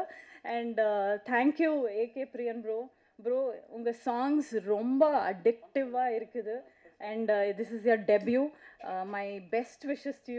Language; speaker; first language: Tamil; non-native, learner; Kannada